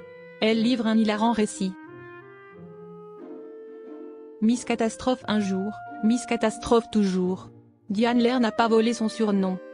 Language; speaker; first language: French; native; French